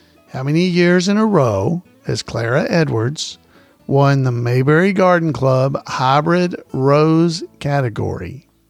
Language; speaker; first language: English; native; English